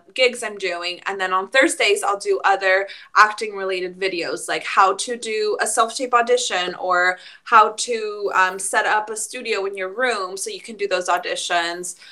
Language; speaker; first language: English; early bilingual, other home language; Spanish